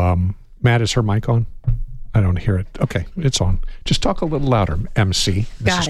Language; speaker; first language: English; native; English